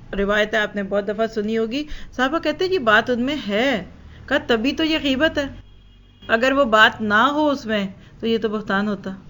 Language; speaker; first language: Urdu; native; Urdu